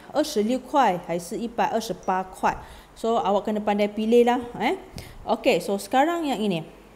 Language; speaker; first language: Malay; native; Malay